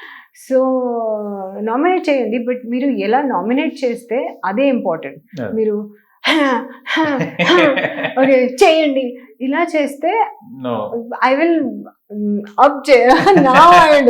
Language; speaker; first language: Telugu; non-native, learner; Hindi